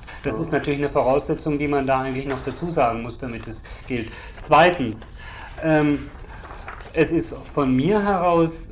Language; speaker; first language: German; native; German